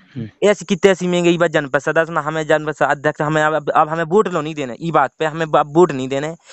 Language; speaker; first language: Hindi; native; Hindi